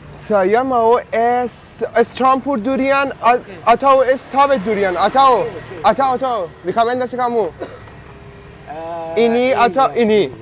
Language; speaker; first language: Indonesian; non-native, learner; Persian